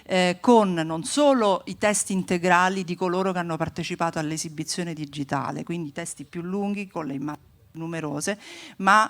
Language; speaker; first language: Italian; native; Italian